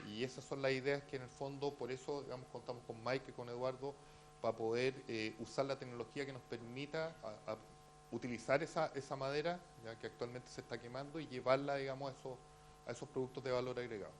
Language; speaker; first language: Spanish; native; Spanish